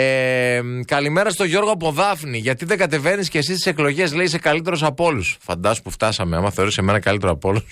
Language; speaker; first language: Greek; native; Greek